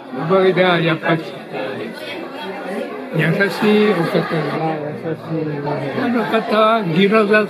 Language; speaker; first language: Japanese; early bilingual, heritage; Spanish